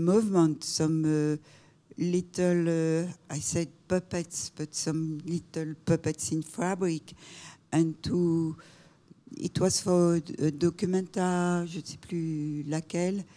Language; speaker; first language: English; non-native, fluent; French